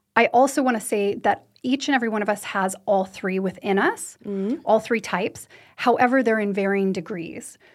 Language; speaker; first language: English; native; English